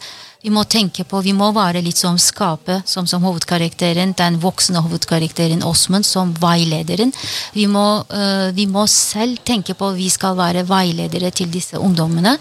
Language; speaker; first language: Norwegian; non-native, fluent; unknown